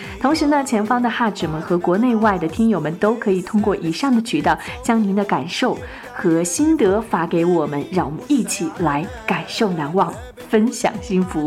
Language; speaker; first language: Chinese; native; Chinese